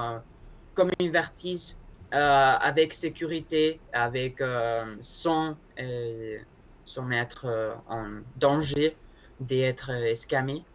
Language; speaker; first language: French; non-native, learner; Spanish